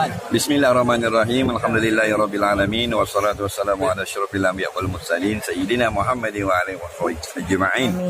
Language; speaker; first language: Malay; native; Malay